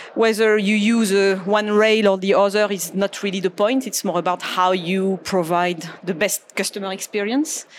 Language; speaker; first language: English; non-native, fluent; French